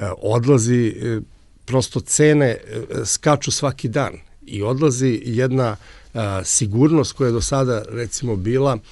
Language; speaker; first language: Serbian; native; Serbian